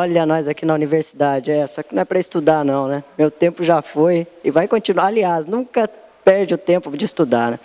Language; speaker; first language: Portuguese; native; Portuguese